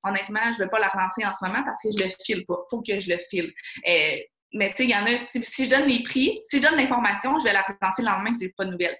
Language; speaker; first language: French; native; French